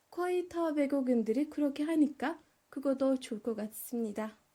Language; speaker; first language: Korean; non-native, learner; Turkish